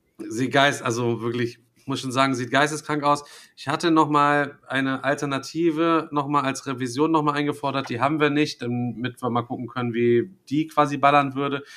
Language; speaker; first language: German; native; German